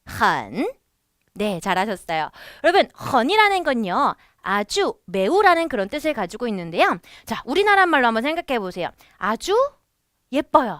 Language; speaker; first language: Korean; native; Korean